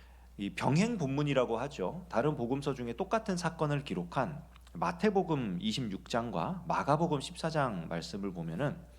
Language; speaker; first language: Korean; native; Korean